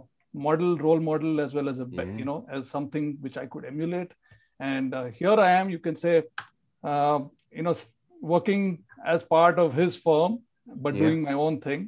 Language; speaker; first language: English; non-native, local second language; Kannada